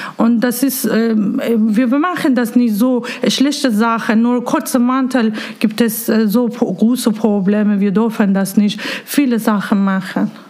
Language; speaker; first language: German; non-native, learner; Persian